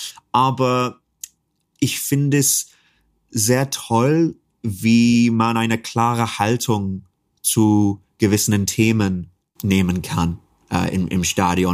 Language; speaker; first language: German; non-native, fluent; English